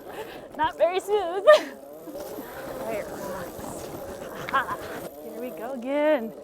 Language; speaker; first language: English; native; English